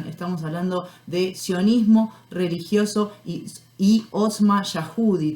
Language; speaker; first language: Spanish; native; Spanish